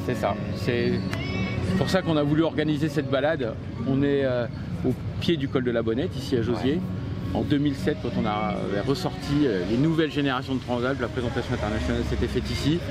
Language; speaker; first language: French; native; French